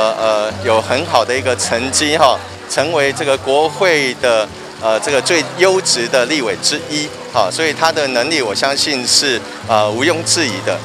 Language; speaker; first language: Chinese; native; Chinese